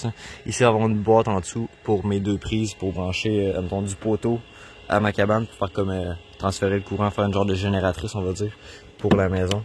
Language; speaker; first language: French; native; French